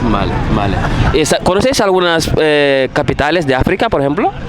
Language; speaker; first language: Spanish; non-native, fluent; Fula